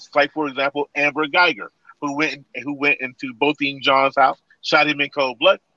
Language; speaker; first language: English; native; English